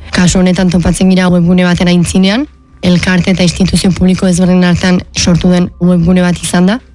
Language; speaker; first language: Basque; native; Basque